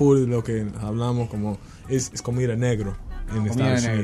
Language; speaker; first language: Spanish; non-native, learner; English